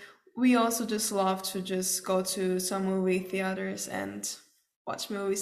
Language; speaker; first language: English; non-native, fluent; German